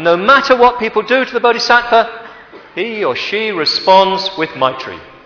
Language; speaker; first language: English; native; English